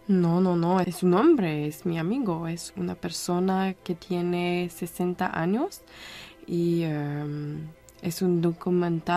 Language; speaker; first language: Spanish; non-native, learner; French